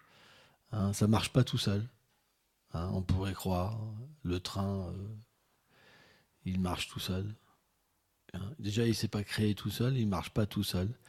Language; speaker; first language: French; native; French